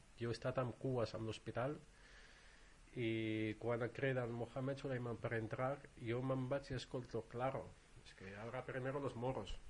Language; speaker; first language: Catalan; non-native, fluent; Arabic